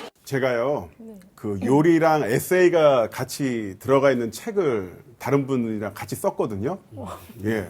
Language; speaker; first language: Korean; native; Korean